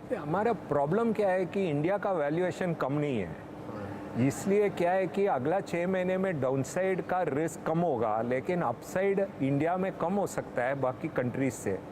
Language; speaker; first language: Hindi; non-native, local second language; Tamil